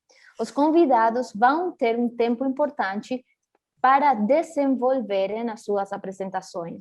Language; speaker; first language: Portuguese; early bilingual, heritage; Portuguese